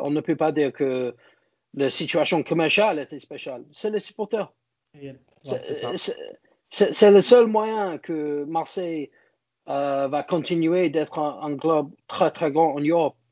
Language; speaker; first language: French; non-native, learner; English